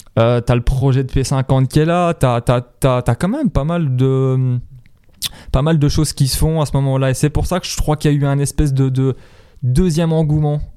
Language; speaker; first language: French; native; French